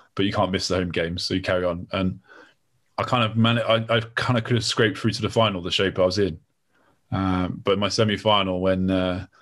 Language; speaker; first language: English; native; English